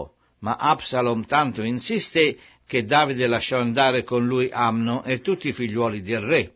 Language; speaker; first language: Italian; native; Italian